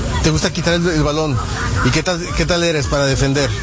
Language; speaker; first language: Spanish; native; Spanish